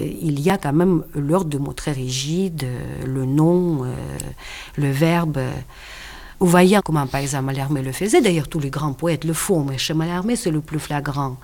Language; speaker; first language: French; non-native, fluent; Russian